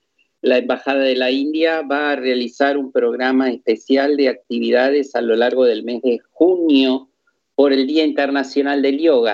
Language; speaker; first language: Spanish; native; Spanish